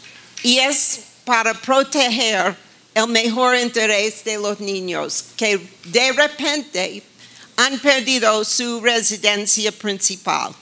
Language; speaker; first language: Spanish; non-native, fluent; English